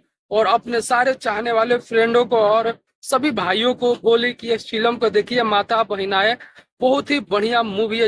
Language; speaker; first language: Hindi; non-native, local second language; Bhojpuri